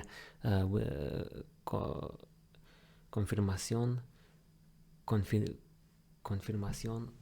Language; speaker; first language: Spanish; non-native, learner; English